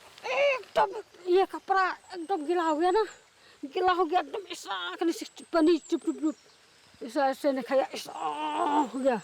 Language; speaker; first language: Hindi; non-native, local second language; Assamese